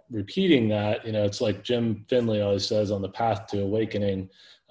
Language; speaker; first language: English; native; English